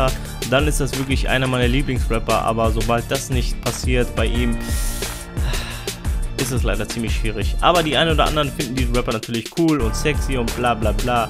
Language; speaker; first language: German; native; German